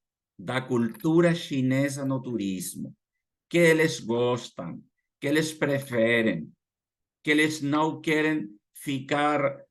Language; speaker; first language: Portuguese; non-native, fluent; Spanish